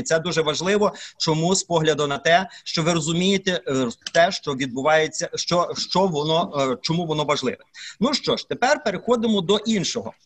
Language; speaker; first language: Ukrainian; native; Ukrainian